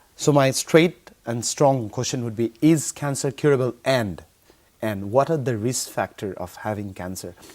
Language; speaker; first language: English; non-native, local second language; Bangla